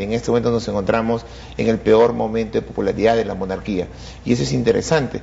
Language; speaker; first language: Spanish; native; Spanish